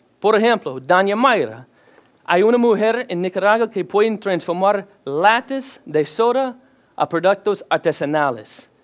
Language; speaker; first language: Spanish; non-native, learner; English